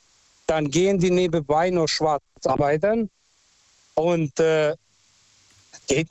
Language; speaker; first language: German; non-native, local second language; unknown